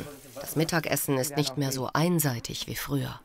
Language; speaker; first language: German; native; German